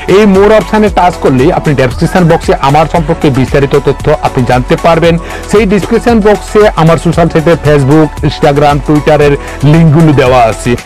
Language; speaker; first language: Bangla; non-native, local second language; Kok Borok